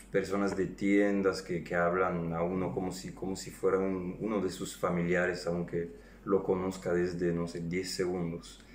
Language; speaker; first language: Spanish; non-native, fluent; French